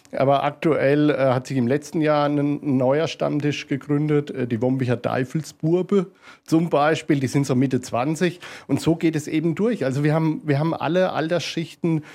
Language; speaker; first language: German; native; German